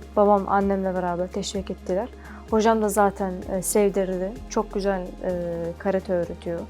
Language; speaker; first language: Turkish; early bilingual, other home language; Arabic